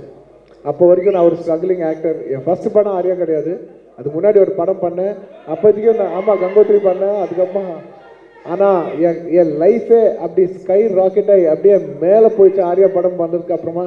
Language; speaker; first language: Tamil; non-native, local second language; Telugu